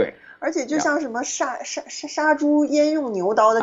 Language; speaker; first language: Chinese; native; Chinese